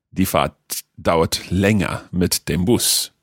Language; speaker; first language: German; non-native, learner; English